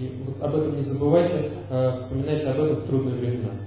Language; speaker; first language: Russian; native; Russian